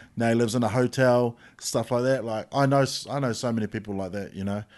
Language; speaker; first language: English; native; English